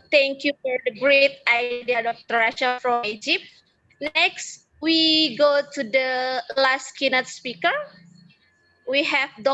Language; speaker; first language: English; non-native, fluent; Indonesian